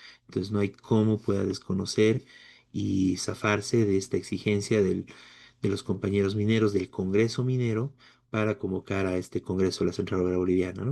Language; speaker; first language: Spanish; native; Spanish